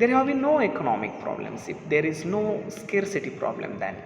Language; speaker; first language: English; non-native, local second language; Kannada